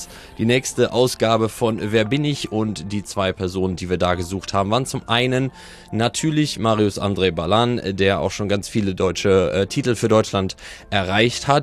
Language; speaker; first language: German; native; German